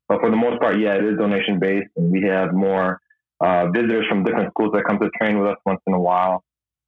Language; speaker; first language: English; non-native, local second language; Cebuano